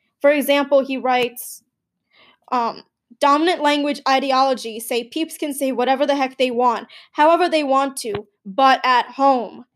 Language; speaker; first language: English; early bilingual, other home language; Gujarati